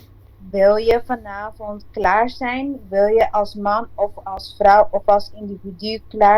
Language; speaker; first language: Dutch; non-native, local second language; Papiamento